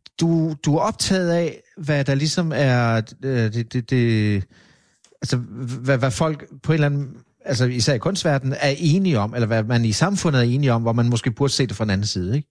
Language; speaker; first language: Danish; native; Danish